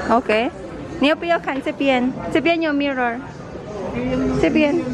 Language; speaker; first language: Chinese; non-native, learner; Filipino